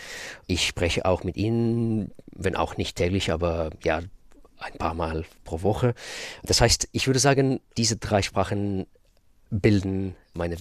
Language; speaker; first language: German; non-native, fluent; Russian